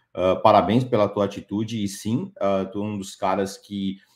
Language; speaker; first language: Portuguese; native; Portuguese